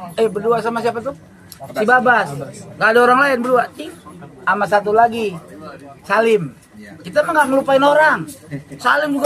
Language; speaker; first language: Indonesian; native; Indonesian